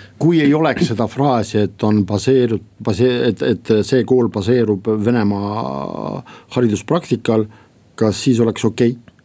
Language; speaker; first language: Estonian; non-native, local second language; Russian